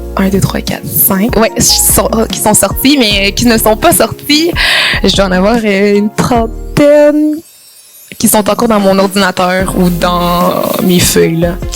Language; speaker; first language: French; native; French